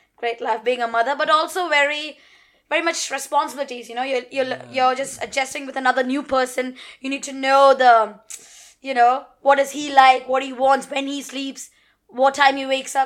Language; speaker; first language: English; non-native, local second language; Malayalam